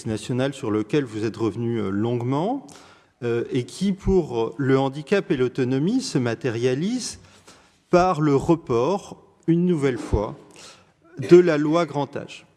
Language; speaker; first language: French; native; French